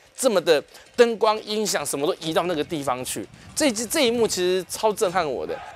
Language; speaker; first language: Chinese; native; Chinese